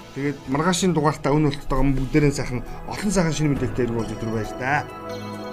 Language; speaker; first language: Mongolian; native; Mongolian